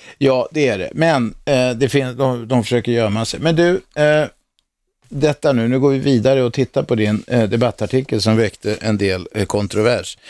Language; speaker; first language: Swedish; native; Swedish